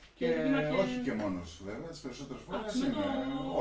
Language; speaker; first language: Greek; native; Greek